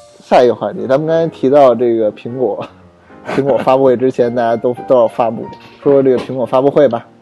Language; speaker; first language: Chinese; native; Chinese